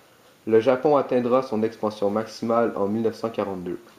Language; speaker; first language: French; native; French